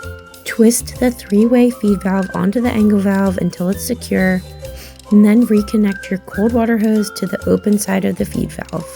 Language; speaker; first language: English; native; English